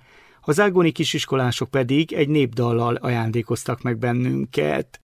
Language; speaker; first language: Hungarian; native; Hungarian